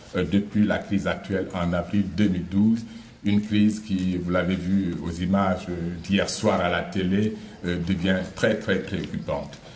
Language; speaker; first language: French; non-native, local second language; Wolof